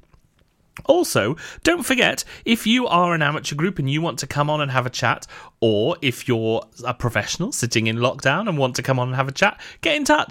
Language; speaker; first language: English; native; English